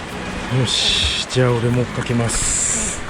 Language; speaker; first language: Japanese; native; Japanese